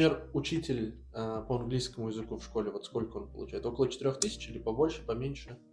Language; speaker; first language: Russian; native; Russian